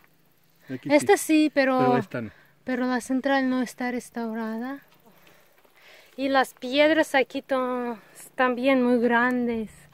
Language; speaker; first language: Spanish; non-native, learner; Russian